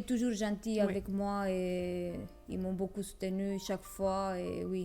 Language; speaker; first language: French; non-native, fluent; Romanian